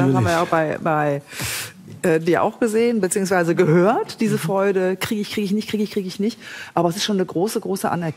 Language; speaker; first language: German; native; German